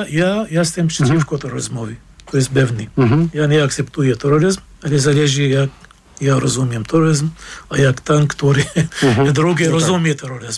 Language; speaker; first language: Polish; non-native, fluent; Arabic